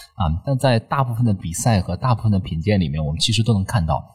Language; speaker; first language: Chinese; native; Chinese